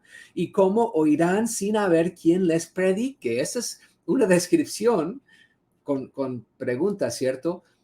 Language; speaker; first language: Spanish; non-native, fluent; English